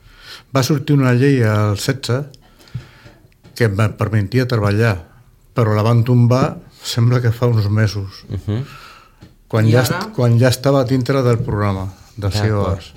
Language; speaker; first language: Catalan; non-native, local second language; Spanish